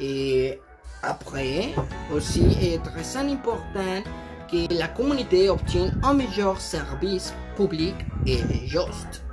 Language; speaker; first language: French; non-native, learner; Spanish